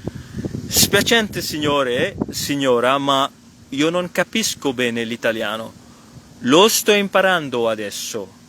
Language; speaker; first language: Italian; non-native, fluent; French